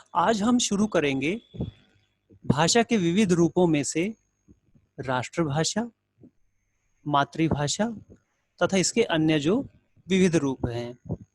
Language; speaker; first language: Hindi; native; Hindi